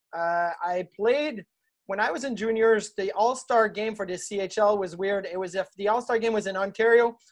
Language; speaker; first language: English; native; English